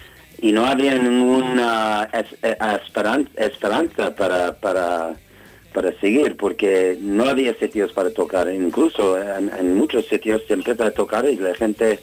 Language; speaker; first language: Spanish; non-native, fluent; English